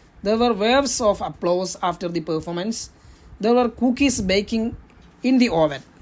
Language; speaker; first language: English; non-native, local second language; Malayalam